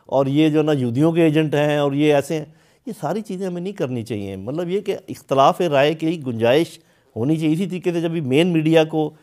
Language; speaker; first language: Urdu; native; Urdu